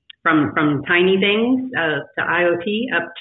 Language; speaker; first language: English; native; English